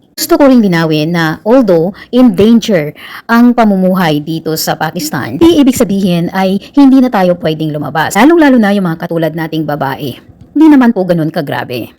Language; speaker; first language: Filipino; native; Filipino